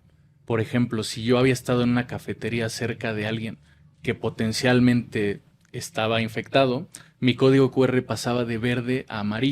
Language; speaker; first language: Spanish; native; Spanish